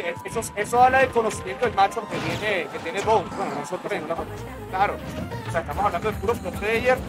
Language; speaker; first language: Spanish; native; Spanish